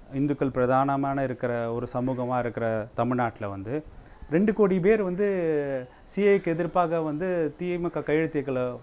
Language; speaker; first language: Tamil; native; Tamil